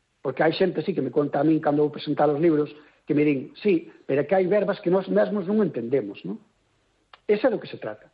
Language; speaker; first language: Galician; native; Galician